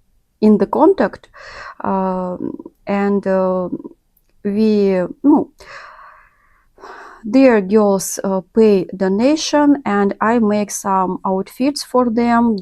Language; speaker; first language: English; non-native, learner; Russian